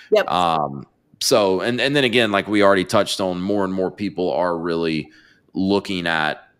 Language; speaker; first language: English; native; English